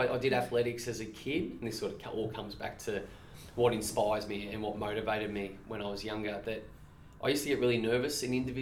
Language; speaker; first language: English; native; English